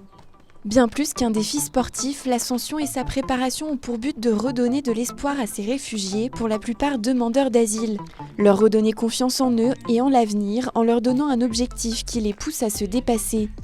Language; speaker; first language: French; native; French